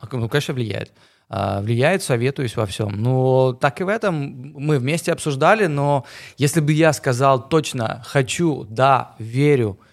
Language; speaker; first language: Russian; native; Russian